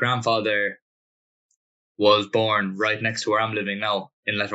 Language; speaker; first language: English; native; English